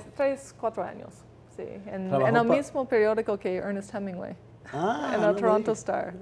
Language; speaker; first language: Spanish; non-native, fluent; English